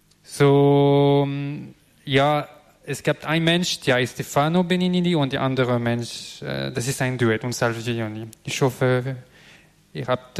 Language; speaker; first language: German; non-native, local second language; French